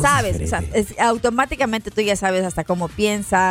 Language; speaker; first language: Spanish; native; Spanish